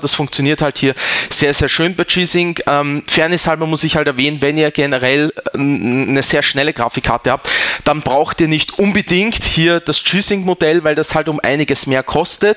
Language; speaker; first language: German; native; German